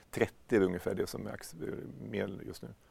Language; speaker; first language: Swedish; native; Swedish